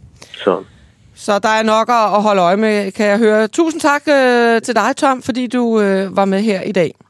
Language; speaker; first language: Danish; native; Danish